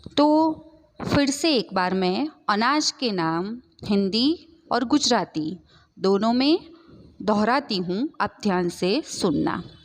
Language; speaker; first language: Hindi; non-native, local second language; Gujarati